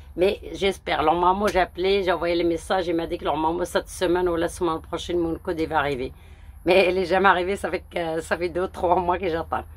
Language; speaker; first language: French; early bilingual, other home language; Arabic